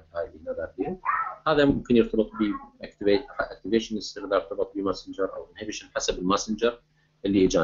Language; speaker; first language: Arabic; native; Arabic